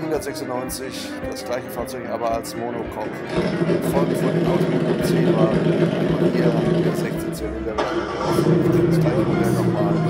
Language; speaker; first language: German; native; German